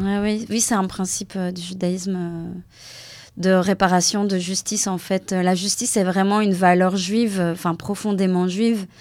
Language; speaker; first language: French; native; French